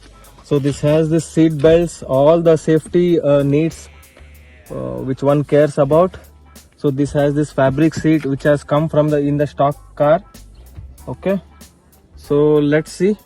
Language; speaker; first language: English; non-native, local second language; Kannada